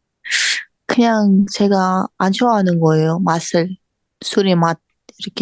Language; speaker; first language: Korean; non-native, fluent; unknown